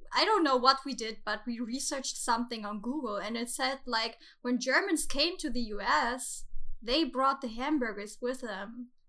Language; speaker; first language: English; non-native, fluent; German